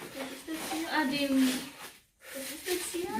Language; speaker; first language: German; non-native, learner; Filipino